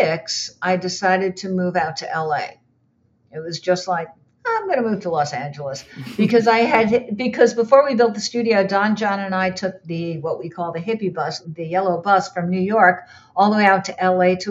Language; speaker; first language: English; native; English